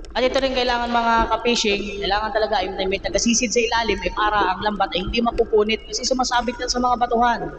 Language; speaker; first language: Filipino; non-native, local second language; Cebuano